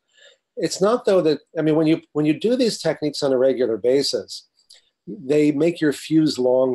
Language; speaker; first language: English; native; English